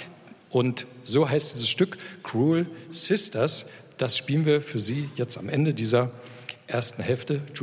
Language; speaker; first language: German; native; German